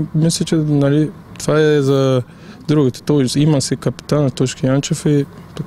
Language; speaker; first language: Bulgarian; non-native, learner; Portuguese